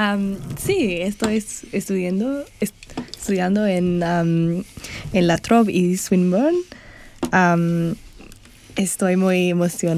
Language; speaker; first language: Spanish; non-native, learner; English